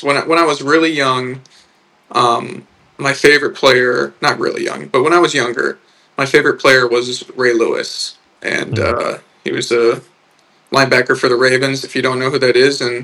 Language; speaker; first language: English; native; English